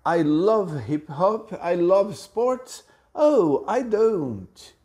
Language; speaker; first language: English; non-native, fluent; Portuguese